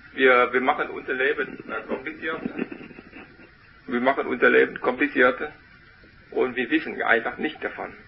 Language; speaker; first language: German; non-native, learner; Vietnamese